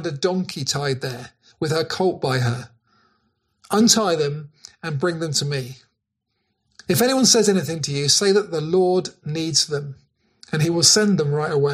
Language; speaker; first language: English; native; English